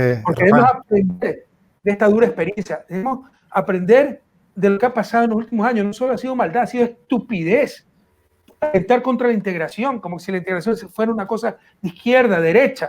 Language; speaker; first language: Spanish; native; Spanish